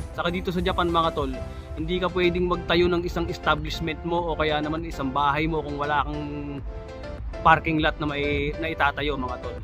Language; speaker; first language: Filipino; native; Filipino